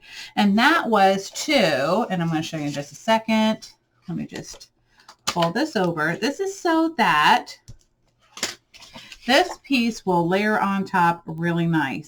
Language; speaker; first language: English; native; English